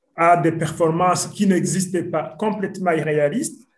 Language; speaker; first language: French; non-native, local second language; Rundi